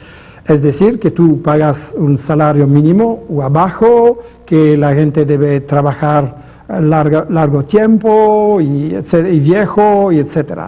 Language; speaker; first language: Spanish; non-native, fluent; French